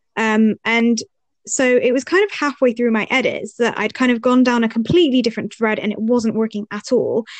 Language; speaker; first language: English; early bilingual, other home language; Arabic